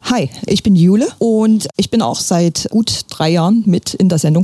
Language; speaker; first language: German; native; German